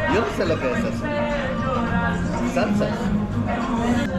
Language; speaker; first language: Spanish; non-native, fluent; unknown